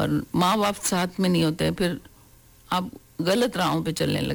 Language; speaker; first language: Hindi; native; Hindi